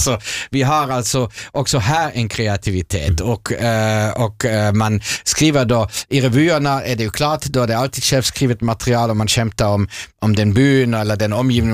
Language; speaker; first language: Swedish; non-native, fluent; German